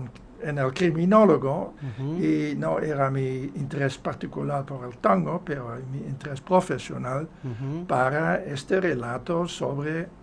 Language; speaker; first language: Spanish; non-native, fluent; Dutch